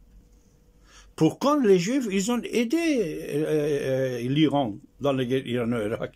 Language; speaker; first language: French; non-native, fluent; Persian